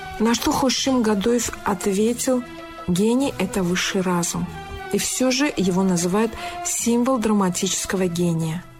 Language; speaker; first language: Russian; non-native, local second language; Tajik